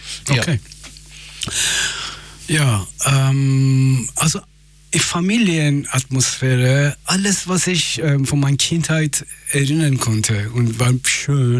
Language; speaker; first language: German; non-native, fluent; Persian